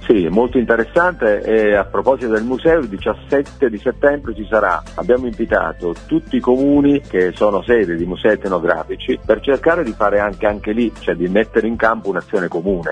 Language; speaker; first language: Italian; native; Italian